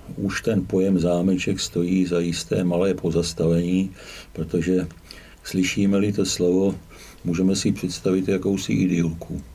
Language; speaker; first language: Czech; native; Czech